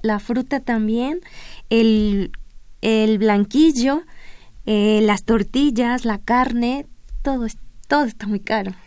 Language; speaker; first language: Spanish; native; Spanish